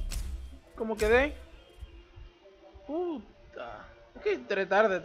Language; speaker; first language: Spanish; native; Spanish